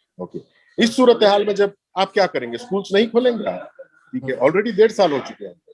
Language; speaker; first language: Hindi; non-native, local second language; Urdu